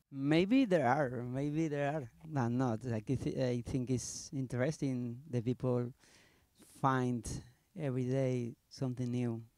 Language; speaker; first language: English; non-native, learner; Spanish